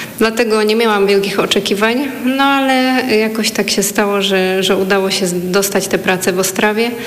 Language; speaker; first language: Polish; native; Polish